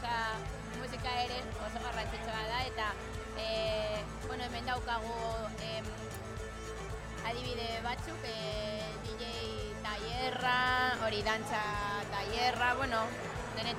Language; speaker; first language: Basque; non-native, learner; Spanish